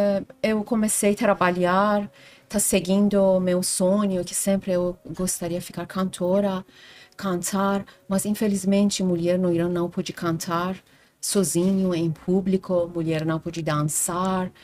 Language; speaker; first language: Portuguese; non-native, learner; Persian